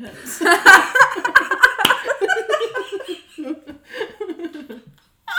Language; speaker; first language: English; native; English